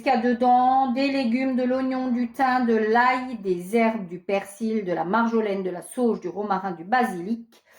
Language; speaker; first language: French; native; French